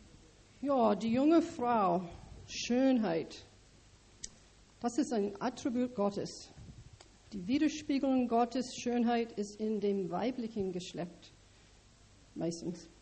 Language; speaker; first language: German; non-native, learner; English